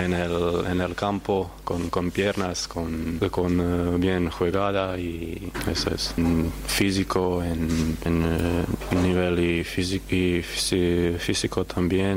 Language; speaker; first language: Spanish; non-native, learner; Croatian